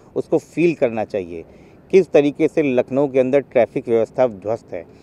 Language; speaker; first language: Hindi; native; Hindi